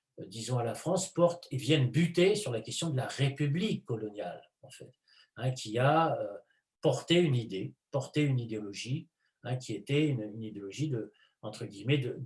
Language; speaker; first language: French; native; French